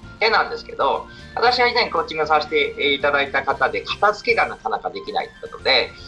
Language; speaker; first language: Japanese; native; Japanese